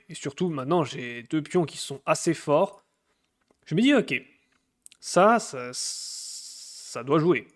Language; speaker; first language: French; native; French